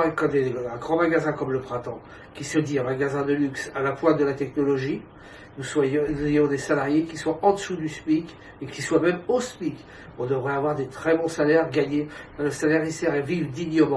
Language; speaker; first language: French; native; French